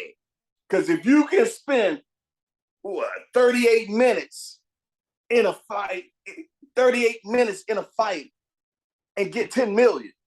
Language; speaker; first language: English; native; English